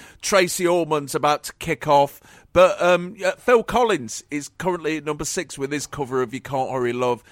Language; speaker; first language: English; native; English